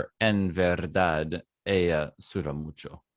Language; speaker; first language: Spanish; non-native, learner; English